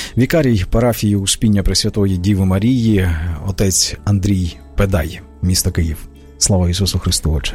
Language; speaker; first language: Ukrainian; native; Ukrainian